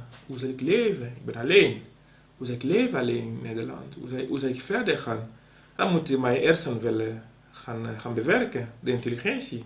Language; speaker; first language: Dutch; non-native, local second language; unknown